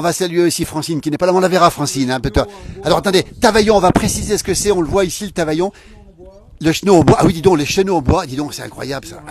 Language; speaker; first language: French; native; French